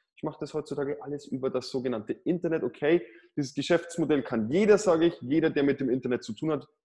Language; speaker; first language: German; native; German